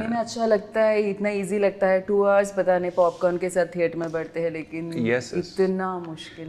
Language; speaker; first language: Hindi; non-native, local second language; Telugu